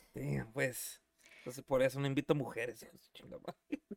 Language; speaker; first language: Spanish; native; Spanish